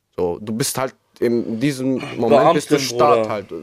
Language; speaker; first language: German; non-native, fluent; Albanian